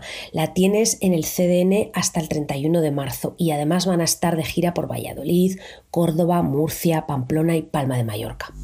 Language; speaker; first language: Spanish; native; Spanish